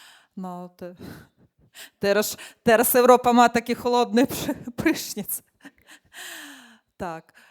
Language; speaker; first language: Polish; non-native, fluent; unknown